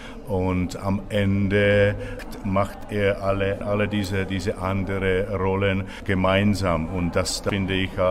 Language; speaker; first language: German; non-native, fluent; Czech